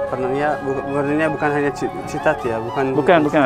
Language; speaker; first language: Indonesian; non-native, learner; Arabic